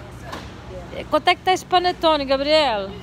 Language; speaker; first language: Portuguese; native; Portuguese